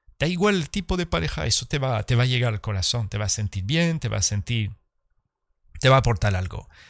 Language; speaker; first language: Spanish; early bilingual, heritage; Spanish